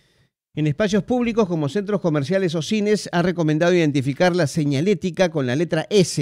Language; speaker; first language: Spanish; native; Spanish